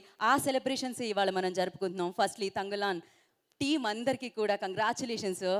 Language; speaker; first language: Telugu; native; Telugu